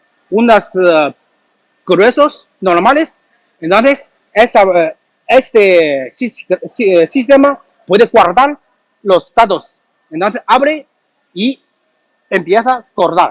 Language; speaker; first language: Spanish; non-native, learner; Chinese